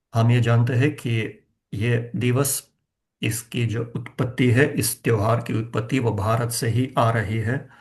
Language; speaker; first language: Hindi; non-native, fluent; Ukrainian